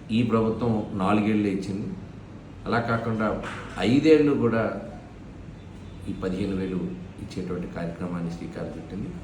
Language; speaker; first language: Telugu; native; Telugu